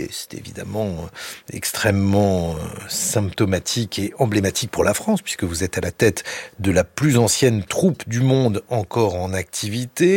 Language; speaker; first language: French; native; French